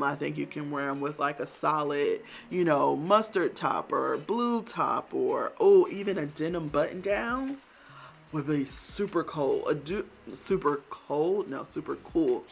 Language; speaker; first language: English; native; English